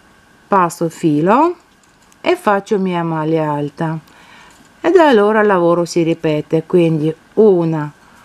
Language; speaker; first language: Italian; non-native, fluent; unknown